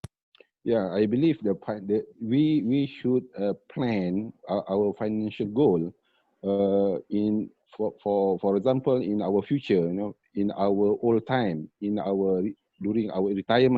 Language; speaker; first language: English; non-native, learner; Malay